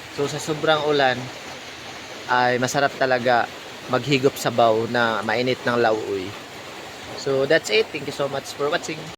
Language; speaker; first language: Filipino; non-native, local second language; Cebuano